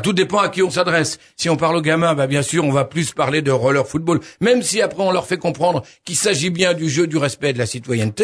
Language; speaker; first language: French; native; French